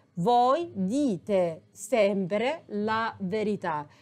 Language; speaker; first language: Italian; non-native, fluent; Arabic